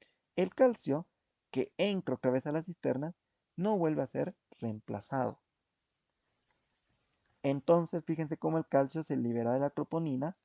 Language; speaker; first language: Spanish; native; Spanish